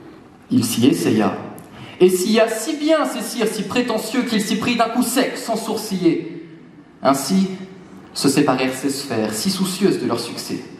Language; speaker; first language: French; native; French